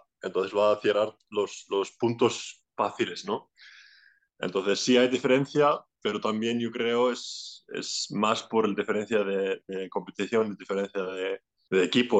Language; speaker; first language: Spanish; non-native, fluent; Icelandic